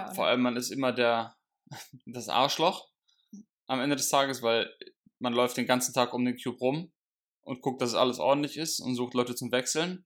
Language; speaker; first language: German; native; German